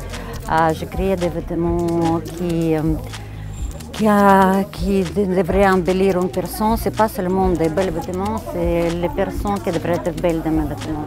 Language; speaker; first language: French; non-native, fluent; Russian